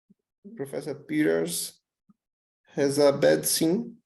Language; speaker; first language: English; non-native, learner; Portuguese